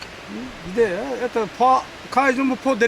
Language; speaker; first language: Russian; non-native, local second language; Tajik